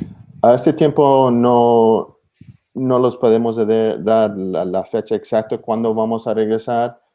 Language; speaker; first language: Spanish; early bilingual, heritage; English